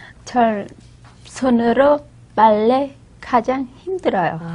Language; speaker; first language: Korean; non-native, learner; Vietnamese